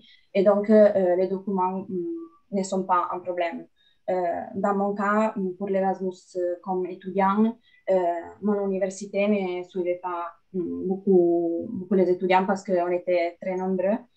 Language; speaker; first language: French; non-native, fluent; Italian